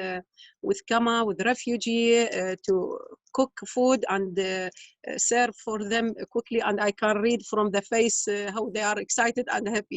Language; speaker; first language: English; non-native, learner; Arabic